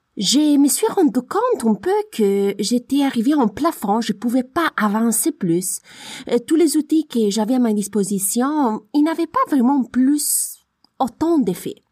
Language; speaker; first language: French; non-native, fluent; Italian